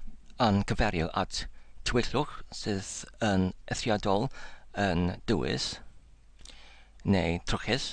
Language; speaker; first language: Welsh; non-native, learner; English